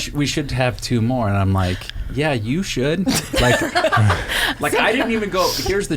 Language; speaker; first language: English; native; English